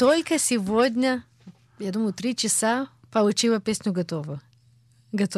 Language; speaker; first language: Russian; early bilingual, heritage; Russian